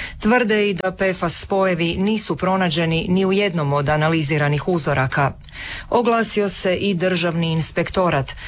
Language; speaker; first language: Croatian; native; Croatian